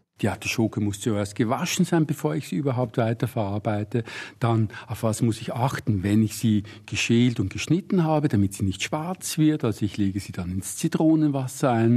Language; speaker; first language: German; native; German